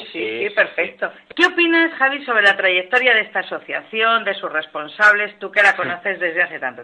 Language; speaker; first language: Spanish; native; Spanish